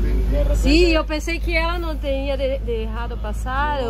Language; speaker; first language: Spanish; non-native, learner; Portuguese